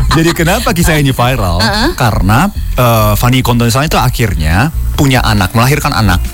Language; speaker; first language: Indonesian; non-native, fluent; Japanese